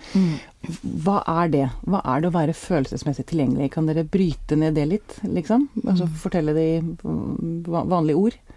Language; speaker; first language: Norwegian; native; Norwegian